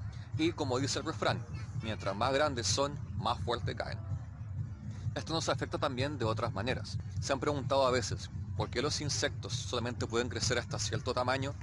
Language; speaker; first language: Spanish; native; Spanish